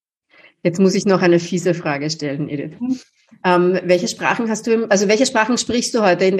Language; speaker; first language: German; native; German